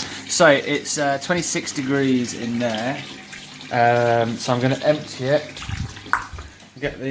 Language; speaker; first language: English; native; English